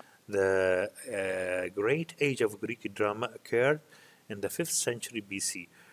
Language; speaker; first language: English; non-native, fluent; Arabic